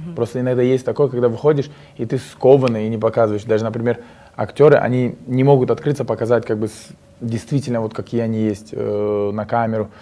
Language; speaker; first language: Russian; non-native, local second language; Uzbek